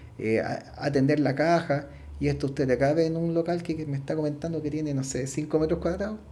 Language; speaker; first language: Spanish; native; Spanish